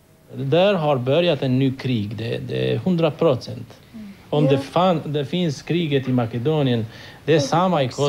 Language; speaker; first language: Swedish; non-native, learner; Albanian